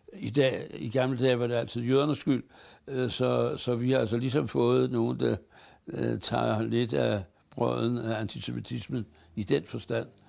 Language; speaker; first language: Danish; native; Danish